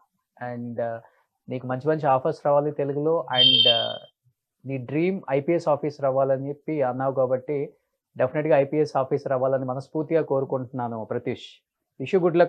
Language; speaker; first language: Telugu; native; Telugu